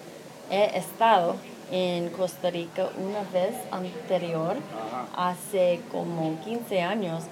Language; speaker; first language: Spanish; non-native, learner; English